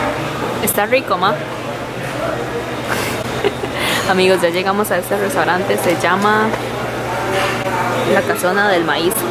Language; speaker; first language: Spanish; early bilingual, other home language; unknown